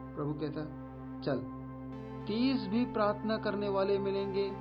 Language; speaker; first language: Hindi; native; Hindi